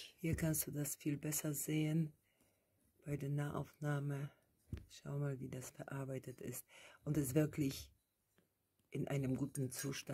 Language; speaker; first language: German; non-native, fluent; Russian